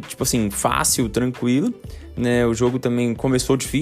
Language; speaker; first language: Portuguese; native; Portuguese